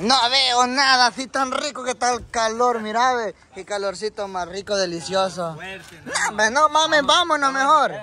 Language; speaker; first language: Spanish; native; Spanish